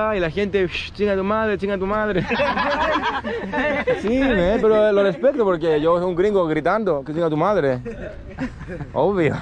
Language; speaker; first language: Spanish; non-native, learner; Greek